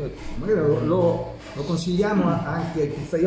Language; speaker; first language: Italian; native; Italian